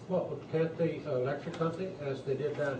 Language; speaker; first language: English; native; English